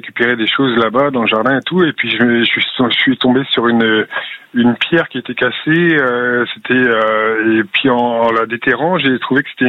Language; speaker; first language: French; native; French